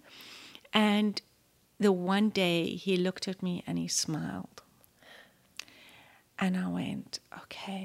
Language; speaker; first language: English; native; English